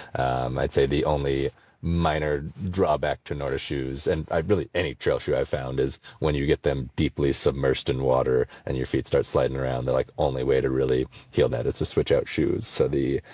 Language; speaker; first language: English; native; English